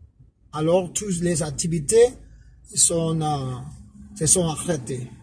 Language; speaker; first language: French; non-native, fluent; Spanish